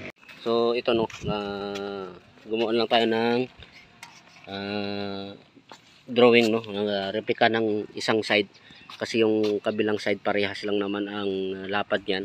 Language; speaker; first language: Filipino; native; Filipino